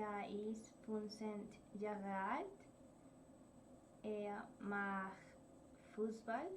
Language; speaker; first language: German; non-native, learner; Japanese